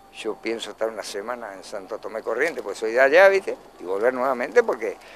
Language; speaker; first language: Spanish; native; Spanish